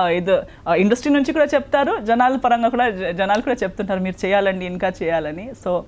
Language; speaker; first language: Telugu; non-native, local second language; Konkani